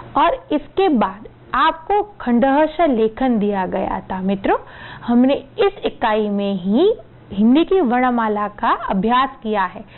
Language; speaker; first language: Hindi; non-native, local second language; Gujarati